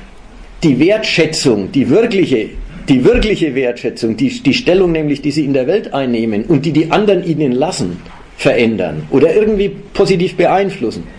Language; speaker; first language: German; native; German